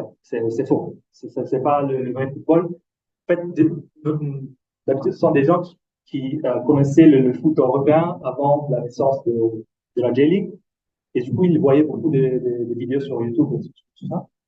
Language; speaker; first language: French; non-native, fluent; Italian